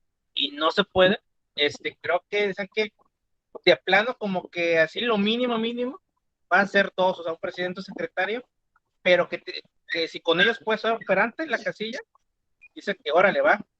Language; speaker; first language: Spanish; native; Spanish